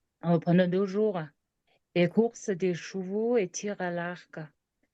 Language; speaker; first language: French; non-native, learner; Mongolian